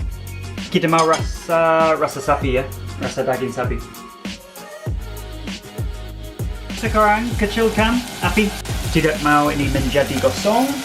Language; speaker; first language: Indonesian; non-native, fluent; English